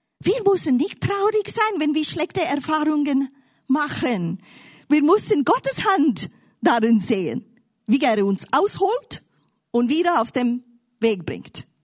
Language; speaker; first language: German; non-native, fluent; English